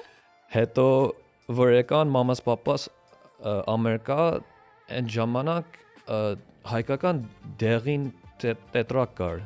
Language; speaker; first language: Armenian; early bilingual, heritage; Armenian